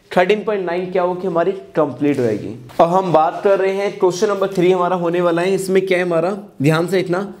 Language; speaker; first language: Hindi; native; Hindi